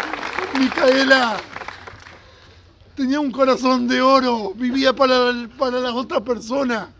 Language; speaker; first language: Spanish; native; Spanish